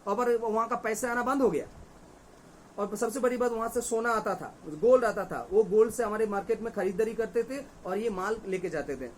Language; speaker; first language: Hindi; non-native, local second language; Bangla